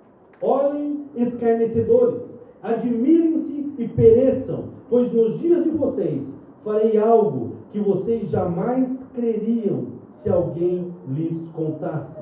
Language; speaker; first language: Portuguese; native; Portuguese